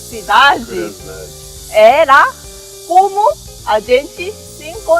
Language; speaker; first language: Portuguese; non-native, fluent; Korean